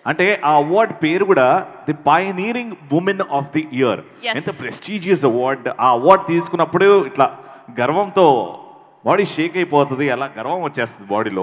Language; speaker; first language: Telugu; native; Telugu